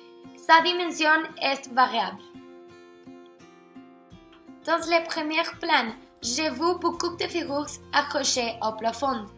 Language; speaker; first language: French; non-native, learner; Spanish